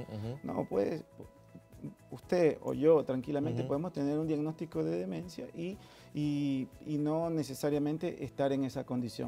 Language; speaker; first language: Spanish; native; Spanish